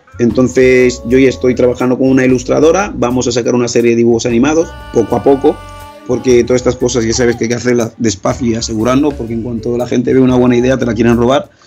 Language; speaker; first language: Spanish; early bilingual, other home language; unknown